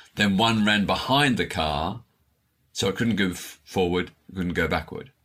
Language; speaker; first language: English; native; English